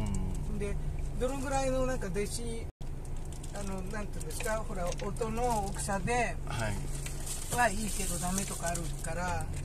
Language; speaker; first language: Japanese; native; Japanese